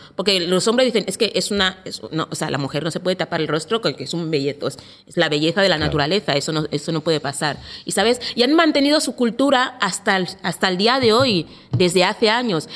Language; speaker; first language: Spanish; non-native, local second language; Fang